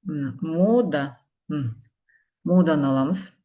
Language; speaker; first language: Russian; non-native, local second language; Kazakh